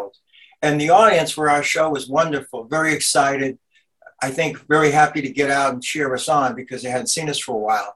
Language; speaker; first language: English; native; English